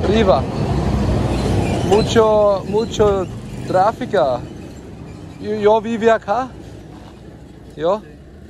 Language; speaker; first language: Spanish; non-native, learner; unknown